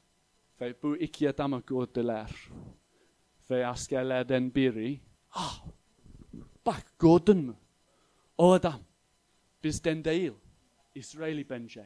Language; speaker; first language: Turkish; non-native, fluent; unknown